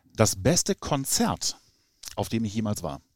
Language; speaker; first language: German; native; German